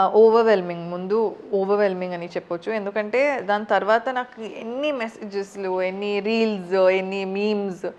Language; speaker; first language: Telugu; non-native, fluent; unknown